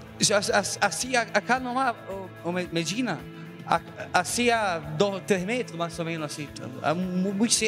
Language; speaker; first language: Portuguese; non-native, learner; Spanish